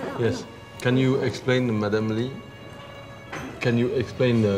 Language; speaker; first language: English; non-native, learner; French